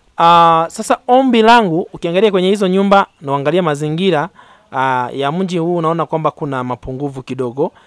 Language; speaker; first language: Swahili; non-native, local second language; Gusii